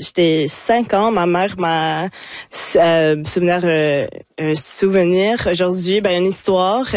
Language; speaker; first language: French; non-native, local second language; English